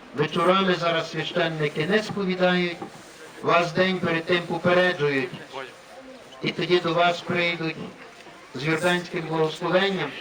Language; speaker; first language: Ukrainian; native; Ukrainian